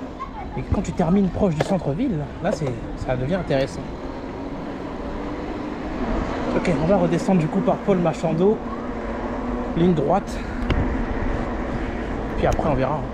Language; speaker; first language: French; native; French